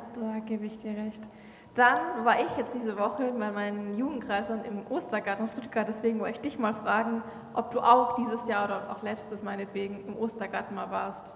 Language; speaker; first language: German; native; German